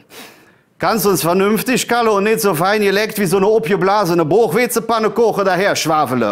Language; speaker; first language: German; native; German